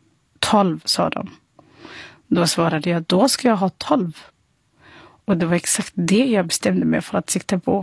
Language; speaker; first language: Swedish; non-native, fluent; Somali